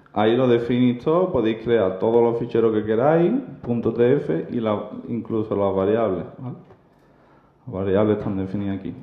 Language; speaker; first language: Spanish; native; Spanish